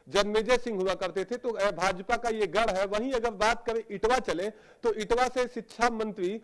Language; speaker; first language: Hindi; native; Hindi